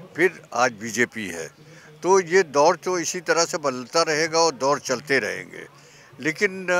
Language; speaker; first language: Hindi; native; Hindi